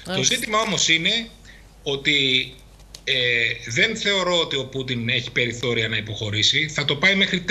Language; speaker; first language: Greek; native; Greek